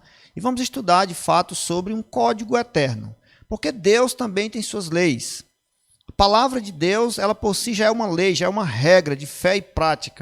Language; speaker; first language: Portuguese; native; Portuguese